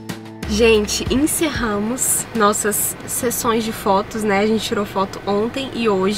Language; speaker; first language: Portuguese; native; Portuguese